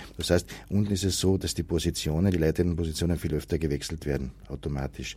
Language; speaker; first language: German; native; German